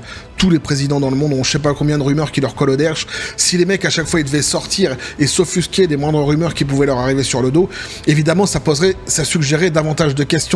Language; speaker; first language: French; native; French